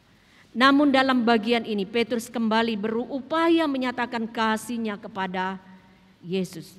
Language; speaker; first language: Indonesian; native; Indonesian